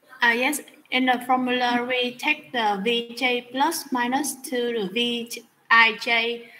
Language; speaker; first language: English; non-native, fluent; Vietnamese